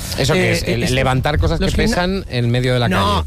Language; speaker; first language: Spanish; native; Spanish